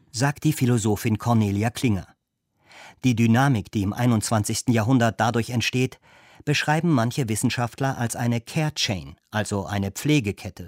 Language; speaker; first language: German; native; German